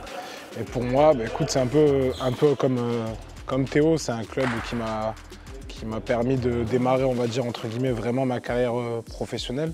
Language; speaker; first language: French; native; French